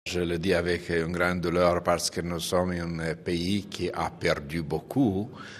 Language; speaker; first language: French; non-native, fluent; Romanian